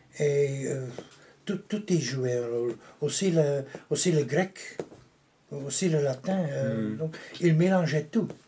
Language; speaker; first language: French; non-native, local second language; Dutch